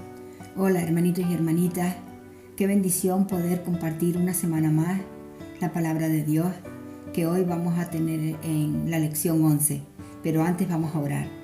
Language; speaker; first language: Spanish; native; Spanish